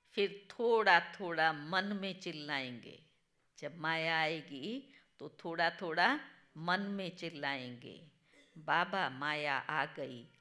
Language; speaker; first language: Hindi; non-native, local second language; Gujarati